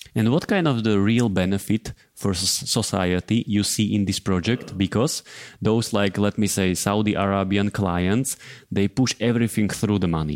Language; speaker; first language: English; non-native, fluent; Slovak